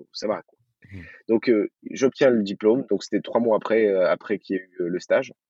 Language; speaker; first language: French; early bilingual, other home language; Arabic